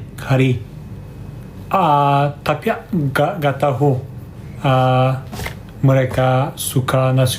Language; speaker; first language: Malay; non-native, learner; Turkish